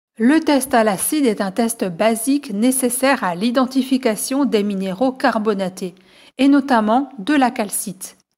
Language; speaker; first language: French; native; French